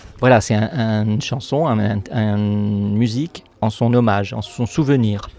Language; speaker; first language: French; native; French